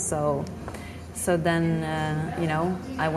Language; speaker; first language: English; non-native, fluent; Swedish